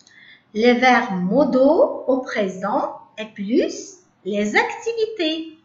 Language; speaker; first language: French; non-native, learner; Uzbek